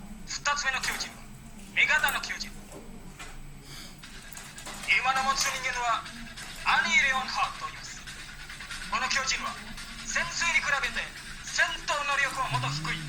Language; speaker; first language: Japanese; non-native, learner; Indonesian